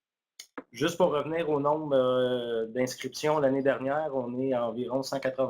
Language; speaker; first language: French; native; French